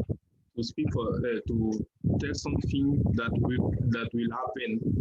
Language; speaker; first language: English; non-native, learner; French